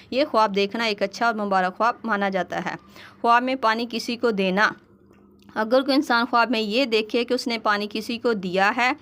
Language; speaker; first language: Urdu; native; Urdu